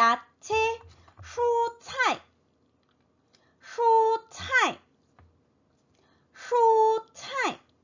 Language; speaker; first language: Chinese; non-native, fluent; Korean